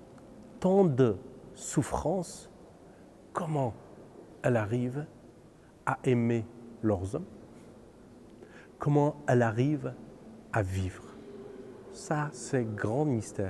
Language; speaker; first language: French; non-native, fluent; Persian